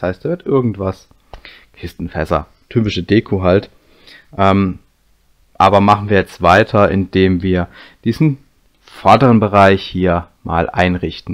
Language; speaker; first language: German; native; German